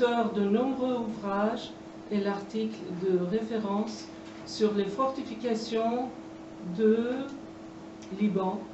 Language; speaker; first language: French; non-native, fluent; Persian